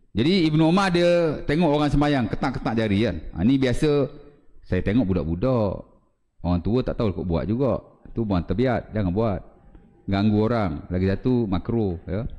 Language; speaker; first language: Malay; native; Malay